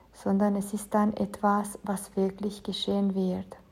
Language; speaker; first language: German; non-native, fluent; Romanian